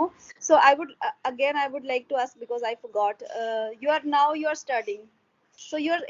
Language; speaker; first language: English; non-native, local second language; Hindi